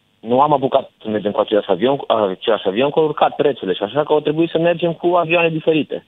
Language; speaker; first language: Romanian; native; Romanian